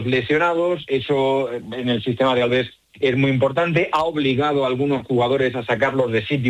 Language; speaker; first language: Spanish; native; Spanish